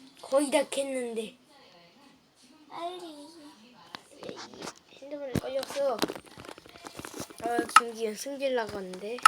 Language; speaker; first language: Korean; native; Korean